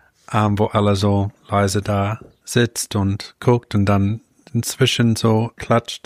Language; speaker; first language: German; non-native, fluent; English